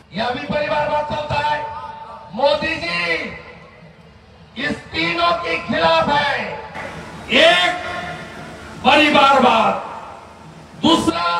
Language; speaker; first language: Hindi; non-native, local second language; Bangla